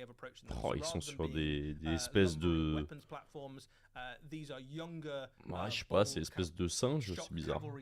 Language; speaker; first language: French; native; French